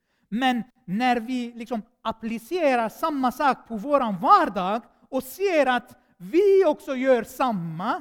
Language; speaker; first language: Swedish; non-native, fluent; Armenian